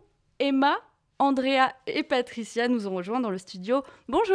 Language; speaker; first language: French; native; French